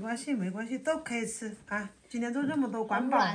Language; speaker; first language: Chinese; native; Chinese